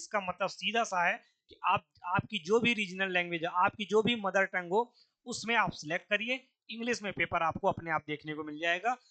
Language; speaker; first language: Hindi; native; Hindi